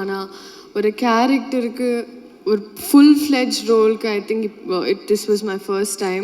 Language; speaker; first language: Tamil; non-native, fluent; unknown